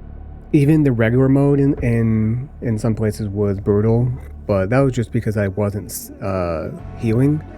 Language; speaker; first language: English; native; English